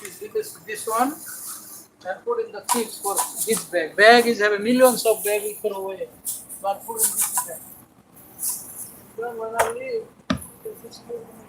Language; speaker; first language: English; non-native, learner; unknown